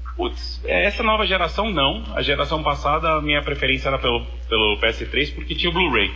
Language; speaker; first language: Portuguese; native; Portuguese